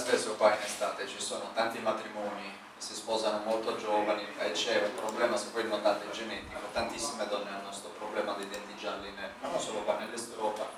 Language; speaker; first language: Italian; native; Italian